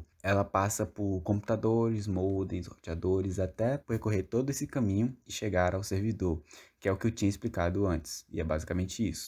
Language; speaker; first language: Portuguese; native; Portuguese